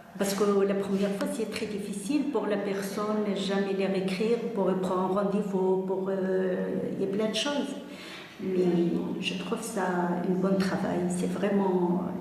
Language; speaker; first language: French; non-native, learner; Arabic